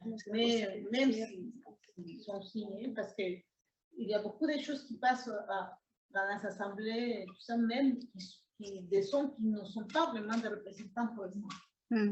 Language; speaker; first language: French; non-native, learner; Spanish